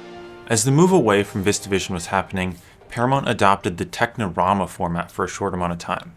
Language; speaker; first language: English; native; English